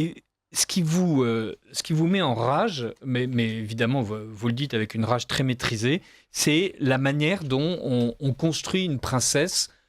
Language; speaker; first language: French; native; French